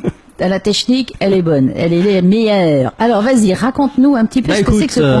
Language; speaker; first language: French; native; French